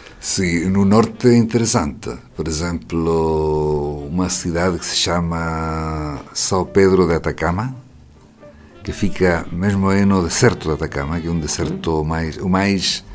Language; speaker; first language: Portuguese; non-native, fluent; Spanish